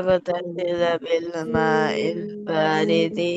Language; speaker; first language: Arabic; non-native, learner; Bangla